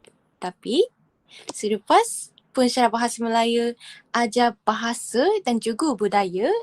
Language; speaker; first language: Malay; non-native, fluent; Japanese